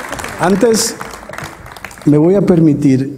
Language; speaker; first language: Spanish; native; Spanish